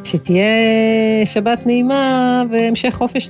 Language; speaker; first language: Hebrew; native; Hebrew